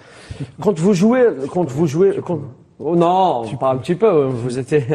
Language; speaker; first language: French; non-native, local second language; Arabic